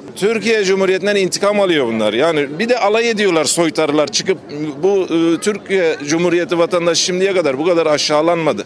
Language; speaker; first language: Turkish; native; Turkish